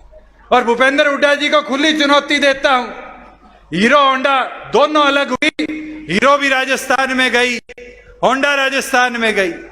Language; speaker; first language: Hindi; native; Hindi